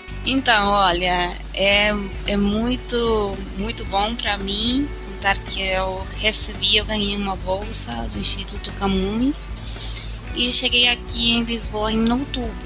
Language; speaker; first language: Portuguese; non-native, fluent; Spanish